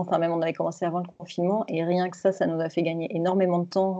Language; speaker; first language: French; native; French